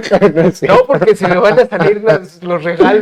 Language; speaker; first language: Spanish; native; Spanish